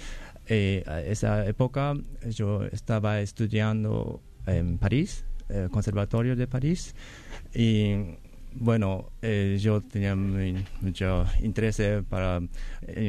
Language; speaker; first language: Spanish; non-native, learner; Japanese